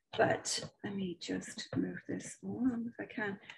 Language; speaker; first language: English; native; English